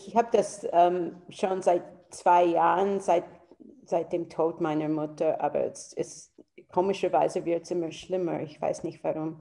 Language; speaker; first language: German; non-native, fluent; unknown